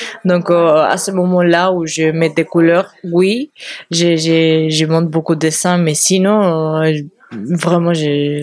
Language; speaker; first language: French; non-native, fluent; Spanish